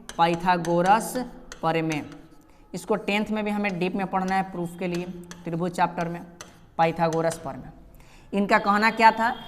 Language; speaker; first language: Hindi; native; Hindi